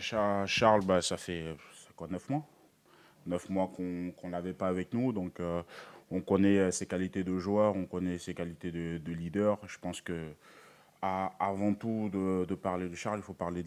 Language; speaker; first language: French; native; French